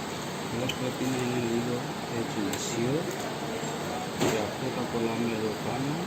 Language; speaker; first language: Greek; non-native, learner; Urdu